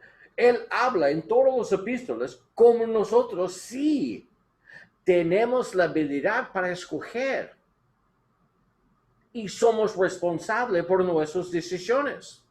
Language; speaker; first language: Spanish; non-native, learner; English